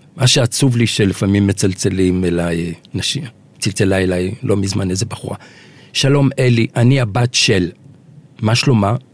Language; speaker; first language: Hebrew; early bilingual, other home language; Arabic